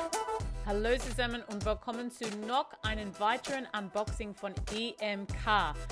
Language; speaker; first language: German; non-native, fluent; English